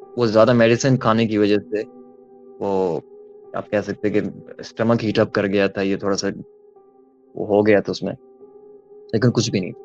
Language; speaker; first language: Urdu; early bilingual, heritage; Urdu